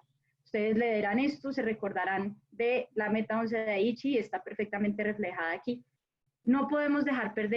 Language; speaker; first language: Spanish; native; Spanish